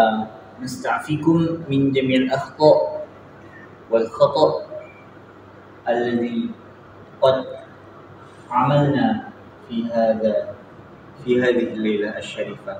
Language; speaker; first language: Arabic; non-native, learner; Indonesian